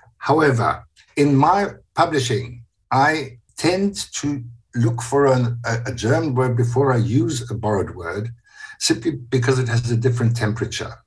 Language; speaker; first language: English; non-native, fluent; German